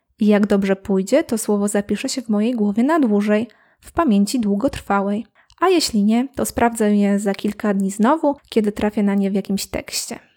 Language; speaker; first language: Polish; native; Polish